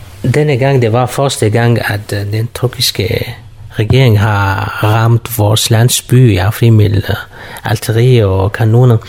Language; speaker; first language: Danish; non-native, learner; Kurdish